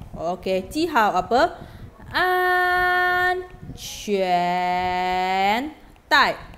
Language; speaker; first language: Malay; native; Malay